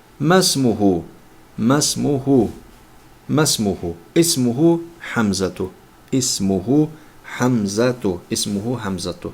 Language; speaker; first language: Arabic; non-native, fluent; Turkish